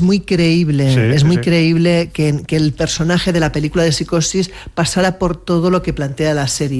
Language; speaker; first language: Spanish; native; Spanish